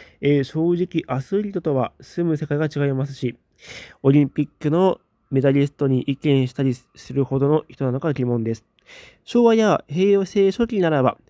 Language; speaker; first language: Japanese; native; Japanese